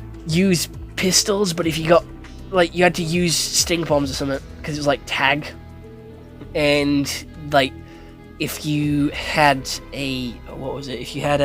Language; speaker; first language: English; native; English